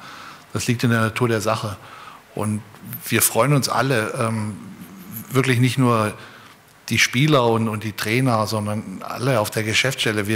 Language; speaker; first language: German; native; German